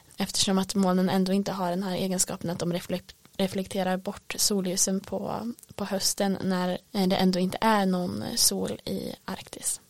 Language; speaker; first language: Swedish; native; Swedish